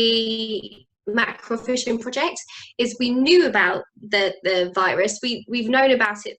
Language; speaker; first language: English; native; English